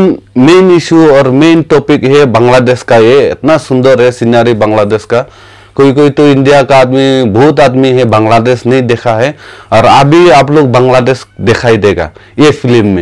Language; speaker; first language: Hindi; non-native, local second language; Khasi